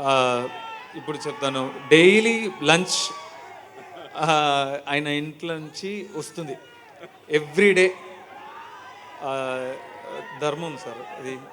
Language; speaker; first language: Telugu; non-native, learner; Tamil